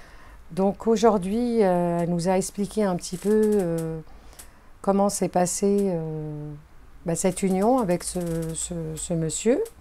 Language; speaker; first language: French; native; French